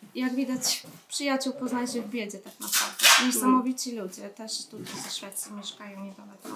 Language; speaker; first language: Polish; non-native, fluent; Ukrainian